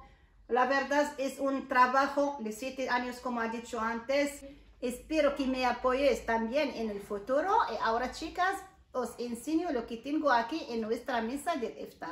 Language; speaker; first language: Spanish; non-native, learner; Arabic